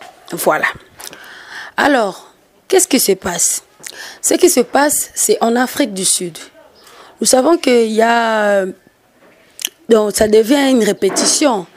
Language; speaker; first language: French; non-native, local second language; Lingala